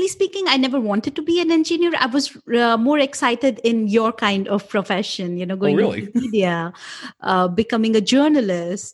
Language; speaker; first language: English; non-native, local second language; Hindi